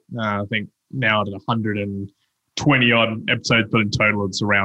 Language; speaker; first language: English; early bilingual, other home language; Spanish